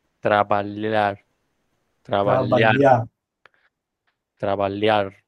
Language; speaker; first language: Portuguese; non-native, learner; Spanish